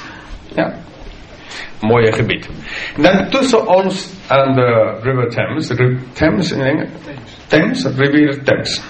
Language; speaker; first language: Dutch; non-native, fluent; English